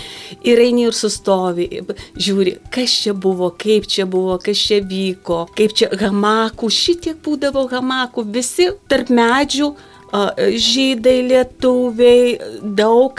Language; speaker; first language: Lithuanian; native; Lithuanian